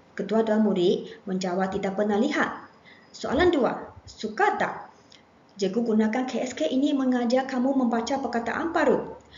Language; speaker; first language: Malay; non-native, local second language; Chinese